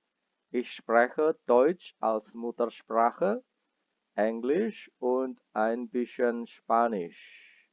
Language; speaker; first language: German; non-native, fluent; Indonesian